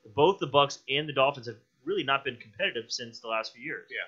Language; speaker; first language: English; native; English